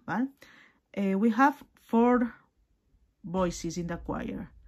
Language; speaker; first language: English; non-native, learner; Catalan